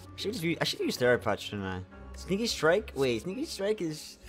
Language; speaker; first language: English; native; English